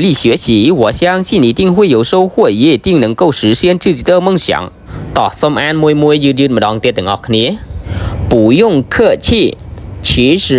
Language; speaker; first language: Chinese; non-native, fluent; Khmer